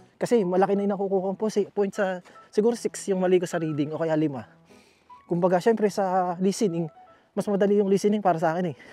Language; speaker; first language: Filipino; native; Filipino